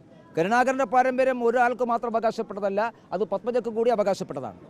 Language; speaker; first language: Malayalam; native; Malayalam